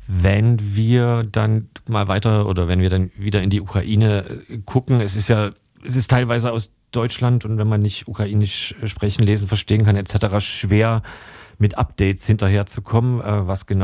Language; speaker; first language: German; native; German